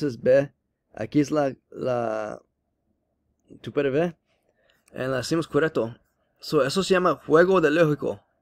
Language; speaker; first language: Spanish; non-native, learner; English